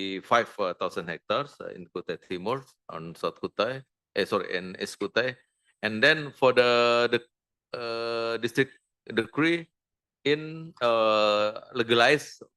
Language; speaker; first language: English; non-native, learner; Indonesian